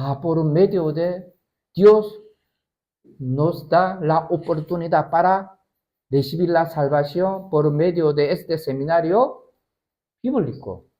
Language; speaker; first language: Spanish; non-native, learner; Korean